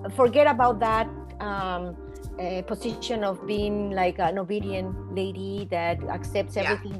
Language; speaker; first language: English; non-native, fluent; Spanish